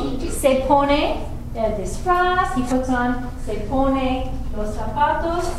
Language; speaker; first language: Spanish; non-native, fluent; English